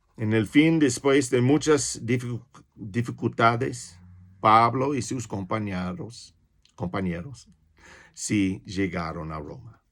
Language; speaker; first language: Spanish; non-native, fluent; English